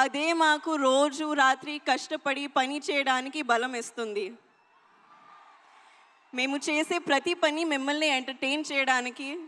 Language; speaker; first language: Telugu; non-native, learner; Hindi